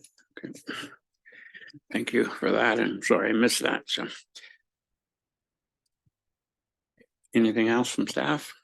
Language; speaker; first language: English; native; English